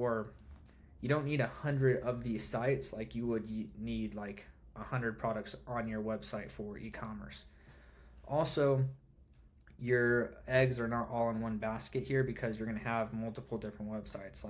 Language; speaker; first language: English; native; English